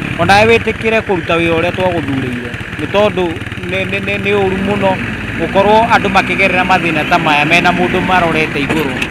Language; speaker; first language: Kikuyu; native; Kikuyu